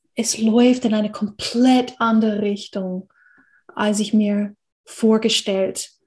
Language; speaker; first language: German; non-native, fluent; English